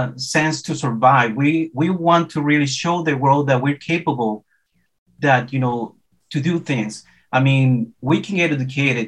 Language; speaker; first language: English; non-native, fluent; Spanish